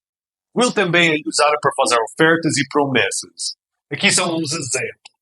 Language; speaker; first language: Portuguese; non-native, fluent; English